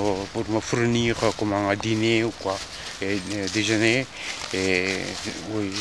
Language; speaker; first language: French; non-native, fluent; Korean